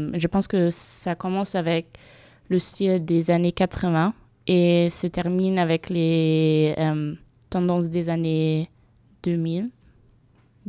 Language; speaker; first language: French; non-native, fluent; German